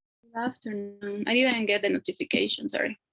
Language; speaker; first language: English; non-native, fluent; Spanish